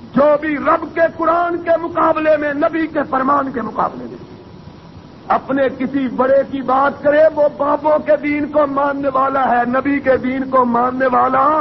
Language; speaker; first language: Urdu; non-native, local second language; Punjabi